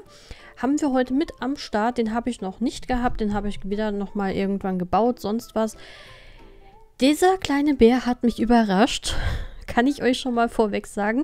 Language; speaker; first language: German; native; German